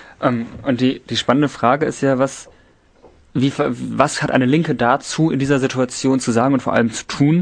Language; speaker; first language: German; native; German